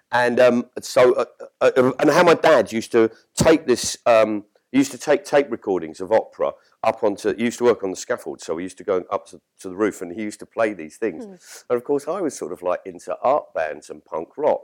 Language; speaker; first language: English; native; English